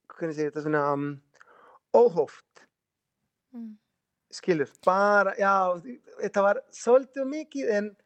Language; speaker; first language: Icelandic; non-native, fluent; Spanish